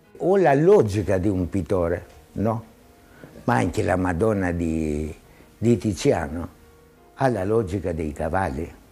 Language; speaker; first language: Italian; non-native, fluent; Greek